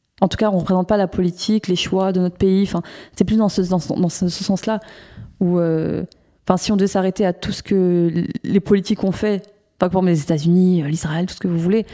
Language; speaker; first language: French; native; French